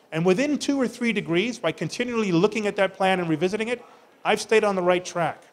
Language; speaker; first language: English; native; English